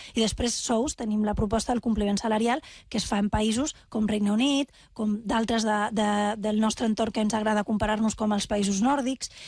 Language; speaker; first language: Catalan; non-native, local second language; Spanish